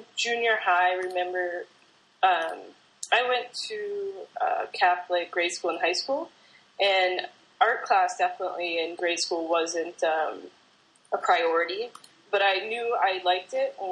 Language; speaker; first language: English; native; English